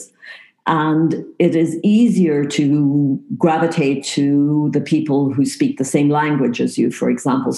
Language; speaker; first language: English; native; English